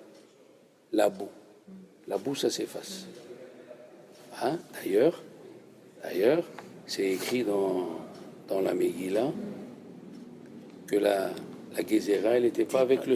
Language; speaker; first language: French; native; French